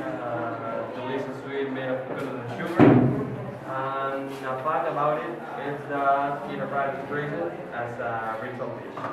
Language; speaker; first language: English; non-native, learner; Spanish